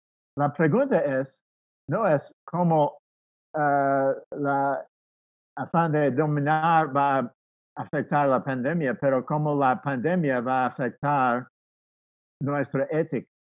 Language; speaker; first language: Spanish; non-native, fluent; English